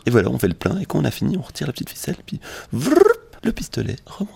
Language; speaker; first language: French; native; French